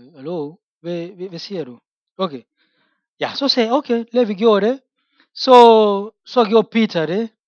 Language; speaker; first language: Danish; non-native, fluent; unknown